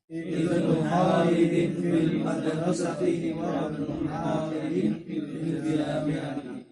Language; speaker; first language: Arabic; non-native, fluent; Indonesian